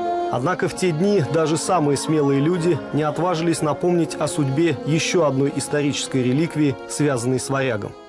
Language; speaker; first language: Russian; native; Russian